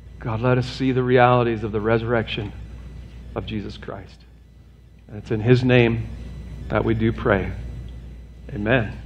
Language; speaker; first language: English; native; English